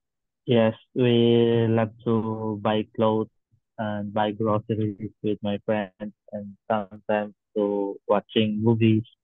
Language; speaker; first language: English; non-native, learner; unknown